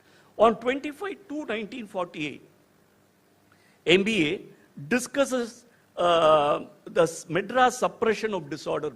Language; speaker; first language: English; non-native, local second language; Tamil